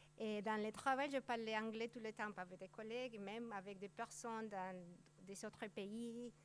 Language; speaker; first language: French; non-native, fluent; Spanish